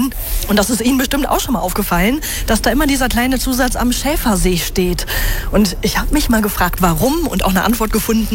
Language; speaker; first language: German; native; German